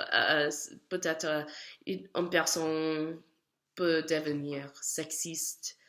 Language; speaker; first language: French; non-native, learner; English